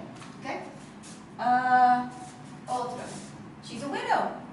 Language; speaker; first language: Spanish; non-native, learner; English